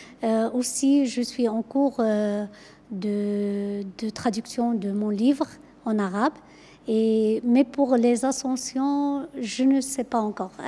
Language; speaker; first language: French; non-native, local second language; Arabic